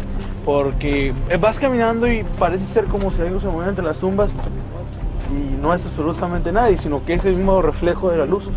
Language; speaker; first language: Spanish; native; Spanish